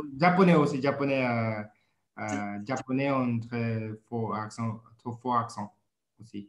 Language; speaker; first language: French; non-native, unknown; Japanese